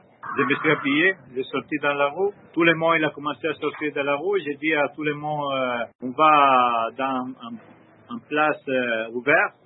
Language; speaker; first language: French; non-native, learner; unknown